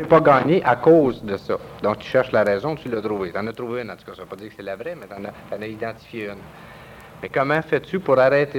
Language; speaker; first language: French; native; French